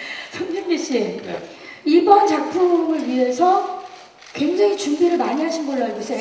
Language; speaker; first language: Korean; native; Korean